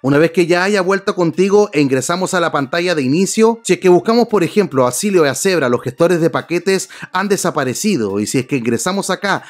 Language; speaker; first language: Spanish; native; Spanish